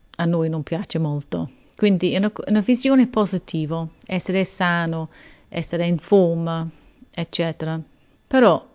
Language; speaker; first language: Italian; non-native, fluent; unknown